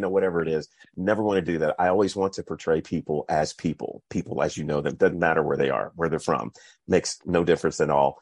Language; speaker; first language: English; native; English